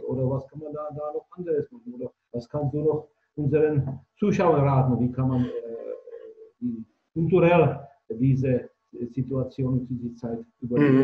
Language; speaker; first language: German; non-native, fluent; Czech